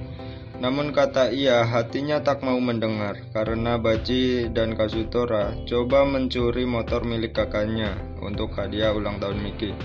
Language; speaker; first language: Indonesian; native; Indonesian